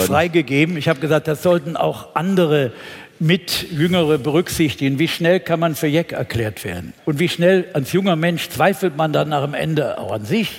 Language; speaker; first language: German; native; German